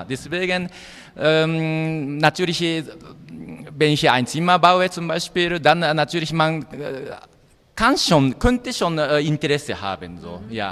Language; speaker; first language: German; non-native, learner; Japanese